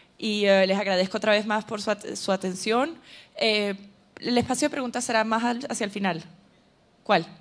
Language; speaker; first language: Spanish; native; Spanish